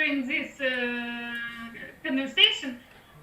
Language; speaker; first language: English; non-native, learner; Russian